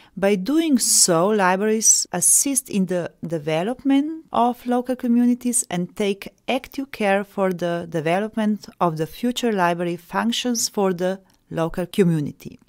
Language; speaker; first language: English; non-native, fluent; Slovenian